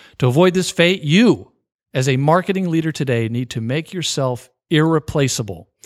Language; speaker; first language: English; native; English